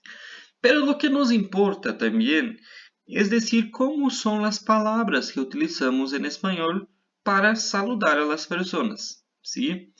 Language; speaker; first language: Spanish; non-native, fluent; Portuguese